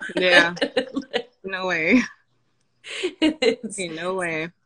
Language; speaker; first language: English; native; English